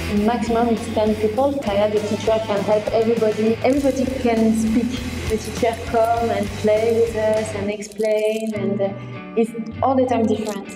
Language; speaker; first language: English; non-native, learner; French